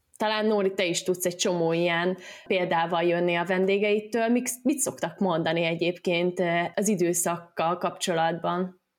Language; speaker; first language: Hungarian; early bilingual, heritage; Hungarian